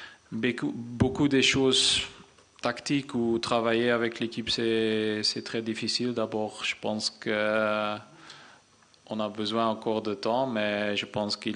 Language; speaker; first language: French; non-native, local second language; Dutch